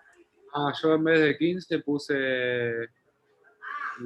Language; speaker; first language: Spanish; native; Spanish